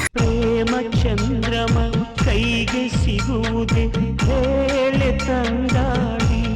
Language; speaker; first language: Kannada; non-native, local second language; Tamil